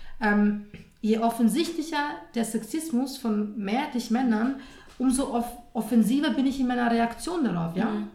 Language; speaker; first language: German; early bilingual, other home language; Serbian